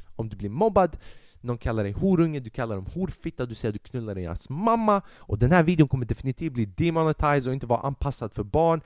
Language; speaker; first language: Swedish; early bilingual, other home language; Albanian